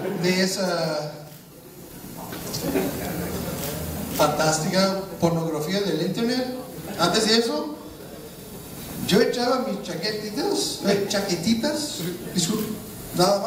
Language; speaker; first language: Spanish; non-native, fluent; English